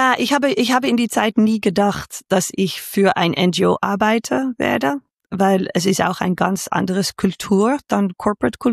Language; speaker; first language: German; non-native, fluent; Dutch